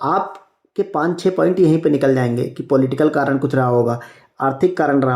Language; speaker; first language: Hindi; native; Hindi